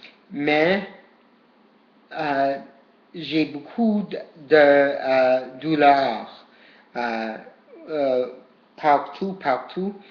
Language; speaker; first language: French; non-native, learner; English